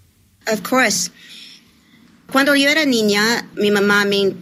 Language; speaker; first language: Spanish; early bilingual, heritage; English